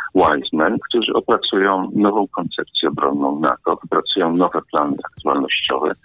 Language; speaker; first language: Polish; native; Polish